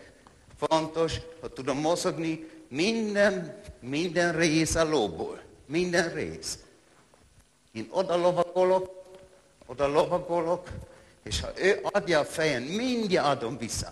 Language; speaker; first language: Hungarian; non-native, learner; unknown